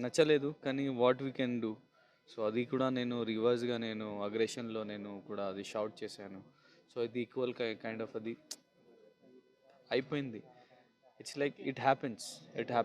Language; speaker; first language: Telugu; non-native, local second language; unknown